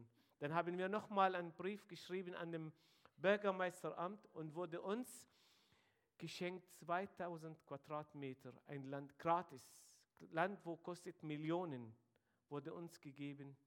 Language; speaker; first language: German; non-native, fluent; Arabic